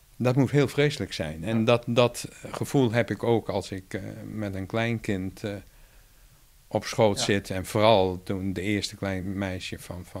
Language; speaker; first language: Dutch; native; Dutch